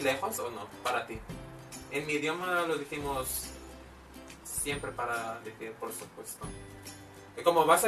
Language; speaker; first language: Spanish; non-native, fluent; Filipino